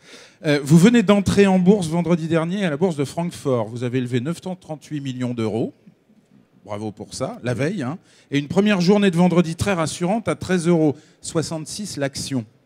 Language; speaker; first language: French; native; French